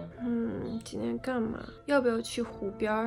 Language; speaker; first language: Chinese; early bilingual, heritage; Chinese